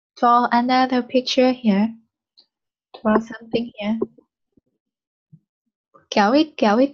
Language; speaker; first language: English; non-native, learner; Vietnamese